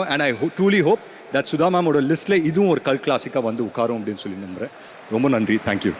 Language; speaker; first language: Tamil; native; Tamil